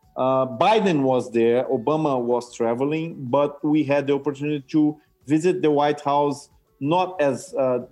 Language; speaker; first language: English; non-native, fluent; Portuguese